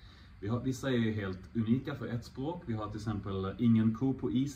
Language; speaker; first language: Swedish; native; Swedish